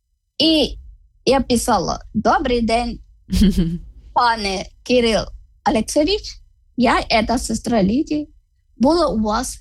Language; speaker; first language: Ukrainian; non-native, learner; Malayalam